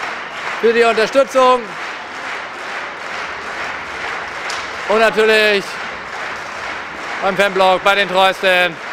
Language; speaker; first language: German; native; German